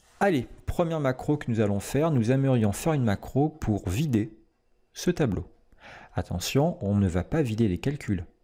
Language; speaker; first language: French; native; French